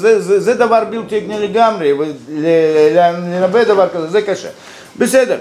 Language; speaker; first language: Hebrew; non-native, fluent; Russian